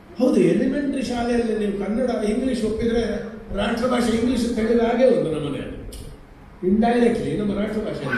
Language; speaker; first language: Kannada; non-native, local second language; Konkani